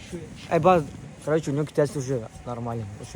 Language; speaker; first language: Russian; non-native, local second language; Tajik